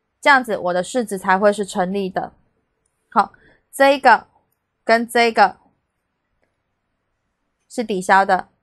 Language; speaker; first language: Chinese; native; Chinese